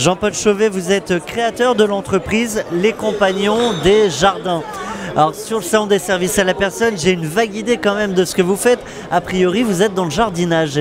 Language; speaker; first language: French; native; French